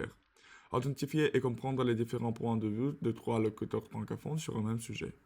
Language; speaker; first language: French; non-native, learner; Russian